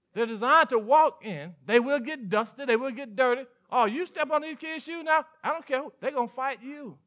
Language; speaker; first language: English; native; English